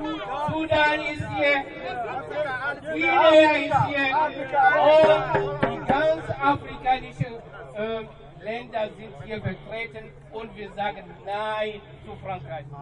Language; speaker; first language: German; non-native, fluent; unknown